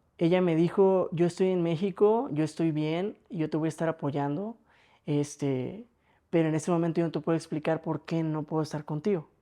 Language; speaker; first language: Spanish; native; Spanish